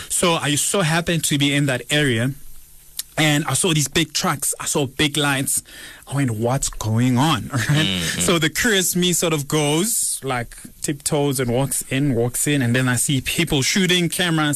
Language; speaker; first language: English; non-native, local second language; Zulu